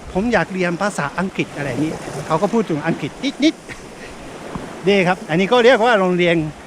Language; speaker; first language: Thai; native; Thai